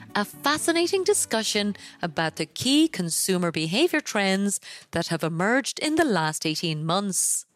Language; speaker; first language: English; native; English